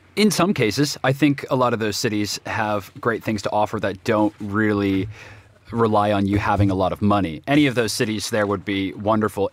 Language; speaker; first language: English; native; English